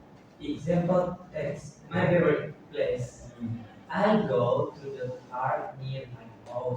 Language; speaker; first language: English; non-native, learner; Indonesian